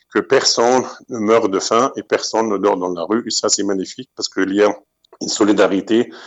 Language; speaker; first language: French; non-native, fluent; Arabic